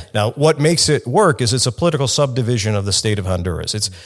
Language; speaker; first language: English; native; English